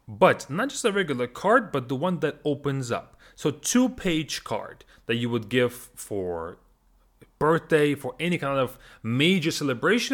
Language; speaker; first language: English; non-native, fluent; Russian